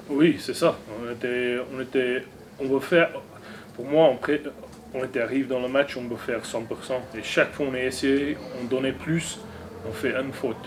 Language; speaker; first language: French; non-native, learner; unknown